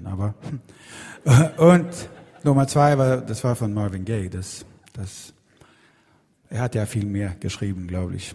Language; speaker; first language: German; non-native, fluent; Swedish